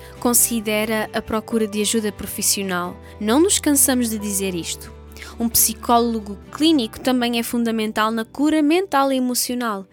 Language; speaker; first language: Portuguese; native; Portuguese